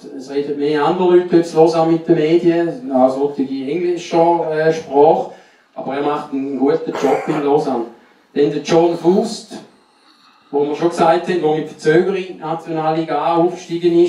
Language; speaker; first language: German; native; German